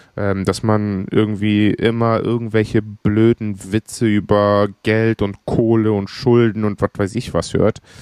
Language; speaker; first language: German; early bilingual, other home language; Greek